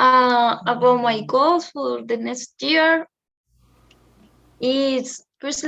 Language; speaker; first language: English; non-native, learner; Spanish